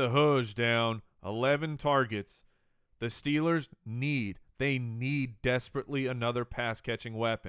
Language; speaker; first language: English; native; English